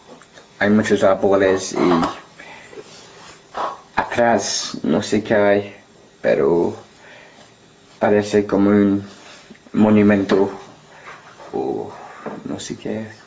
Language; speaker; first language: Spanish; non-native, learner; English